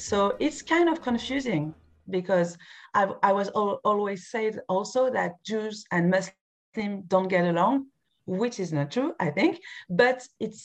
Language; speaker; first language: English; non-native, fluent; French